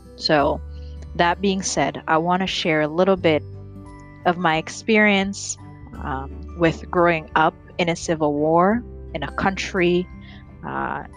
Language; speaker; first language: English; early bilingual, other home language; Rundi